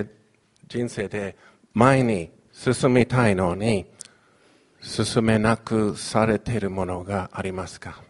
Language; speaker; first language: Japanese; non-native, fluent; Chinese